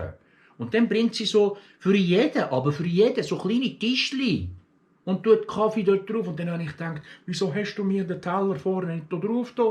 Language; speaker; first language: German; early bilingual, other home language; Turkish